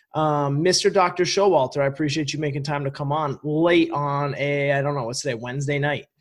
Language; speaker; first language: English; native; English